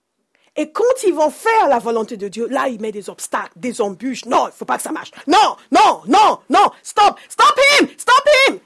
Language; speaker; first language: French; non-native, fluent; English